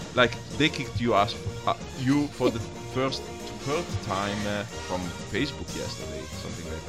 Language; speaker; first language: English; non-native, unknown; Italian